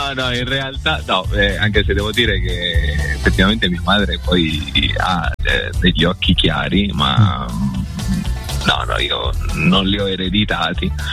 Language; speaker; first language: Italian; early bilingual, other home language; Spanish